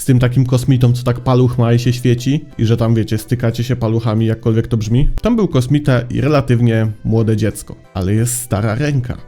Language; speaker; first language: Polish; native; Polish